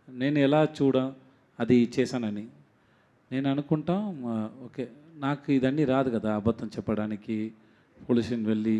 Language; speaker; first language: Telugu; non-native, learner; Tamil